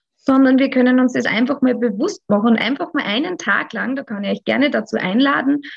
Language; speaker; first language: German; native; German